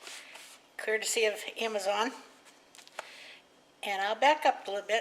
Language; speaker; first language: English; native; English